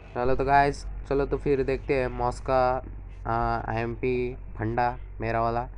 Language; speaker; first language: Hindi; non-native, local second language; Marathi